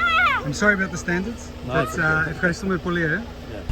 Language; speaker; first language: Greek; early bilingual, heritage; Greek